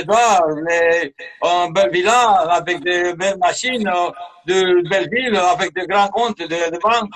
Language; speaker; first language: French; non-native, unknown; Romanian